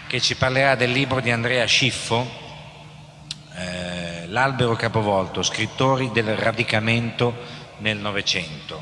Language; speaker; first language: Italian; native; Italian